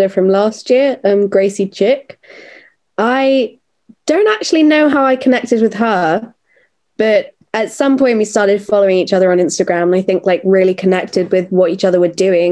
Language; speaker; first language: English; native; English